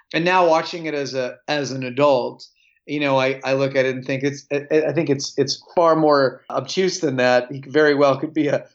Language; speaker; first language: English; native; English